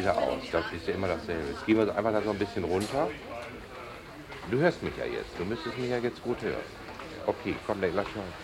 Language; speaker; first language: German; native; German